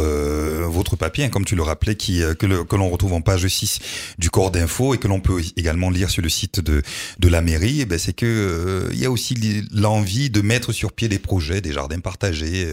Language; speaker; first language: French; native; French